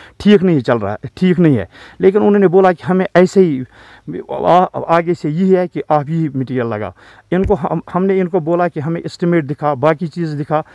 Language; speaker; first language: Hindi; non-native, local second language; Kashmiri